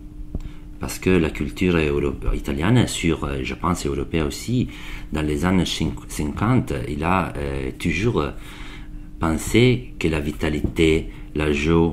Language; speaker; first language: French; non-native, learner; Italian